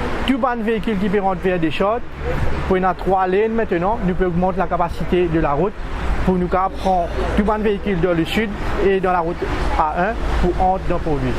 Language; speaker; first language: French; non-native, local second language; Morisyen